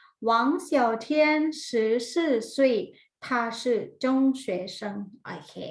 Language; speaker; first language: Chinese; non-native, fluent; Thai